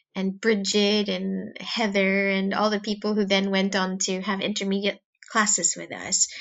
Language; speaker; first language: English; non-native, local second language; Cebuano